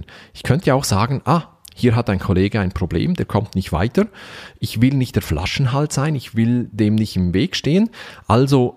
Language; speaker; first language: German; native; German